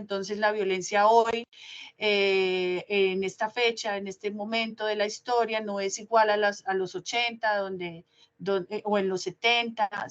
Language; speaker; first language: Spanish; native; Spanish